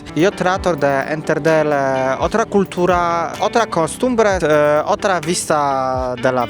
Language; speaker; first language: Spanish; non-native, learner; Polish